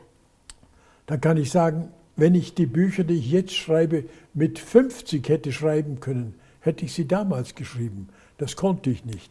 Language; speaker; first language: German; native; German